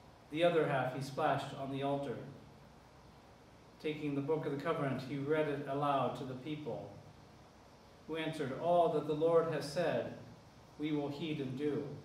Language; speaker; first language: English; native; English